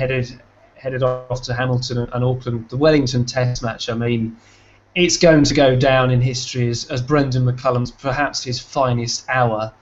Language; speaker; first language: English; native; English